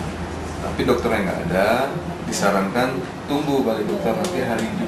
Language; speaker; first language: Indonesian; native; Indonesian